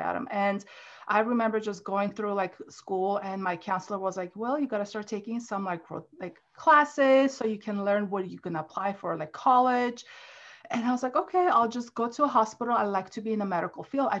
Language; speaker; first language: English; non-native, fluent; Armenian